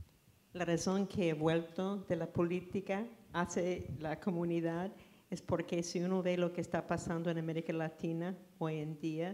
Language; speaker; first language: Spanish; non-native, fluent; English